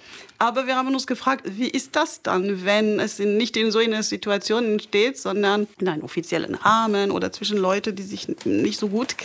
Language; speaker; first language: German; non-native, fluent; French